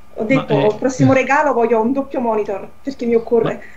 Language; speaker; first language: Italian; native; Italian